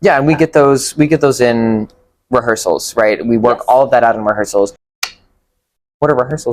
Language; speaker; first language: English; native; English